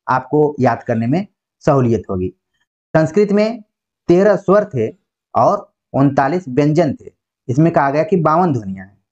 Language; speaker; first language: Hindi; native; Hindi